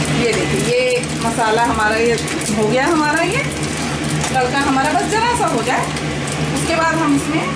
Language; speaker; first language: Hindi; native; Hindi